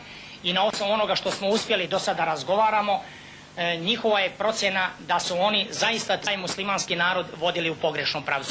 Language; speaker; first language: Bosnian; native; Bosnian